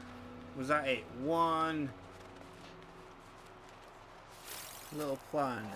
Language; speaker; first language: English; native; English